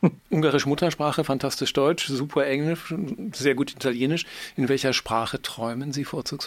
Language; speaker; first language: German; native; German